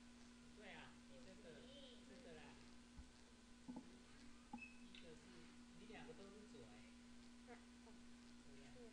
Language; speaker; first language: Chinese; native; Chinese